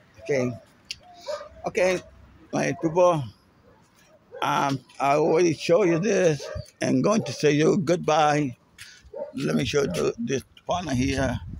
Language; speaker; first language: English; non-native, fluent; Spanish